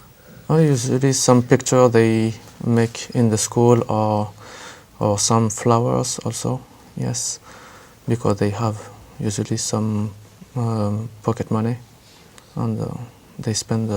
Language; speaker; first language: English; non-native, learner; French